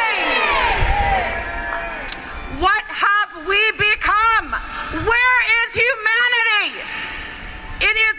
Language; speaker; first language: English; native; English